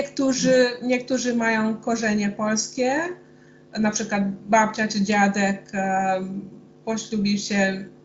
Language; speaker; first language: Polish; non-native, fluent; Hungarian